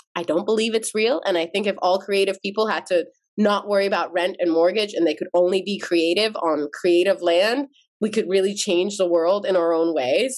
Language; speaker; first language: English; early bilingual, other home language; Azerbaijani